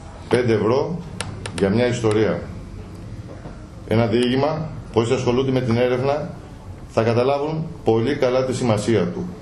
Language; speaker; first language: Greek; native; Greek